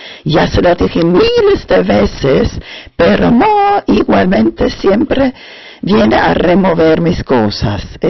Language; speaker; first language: Spanish; non-native, fluent; German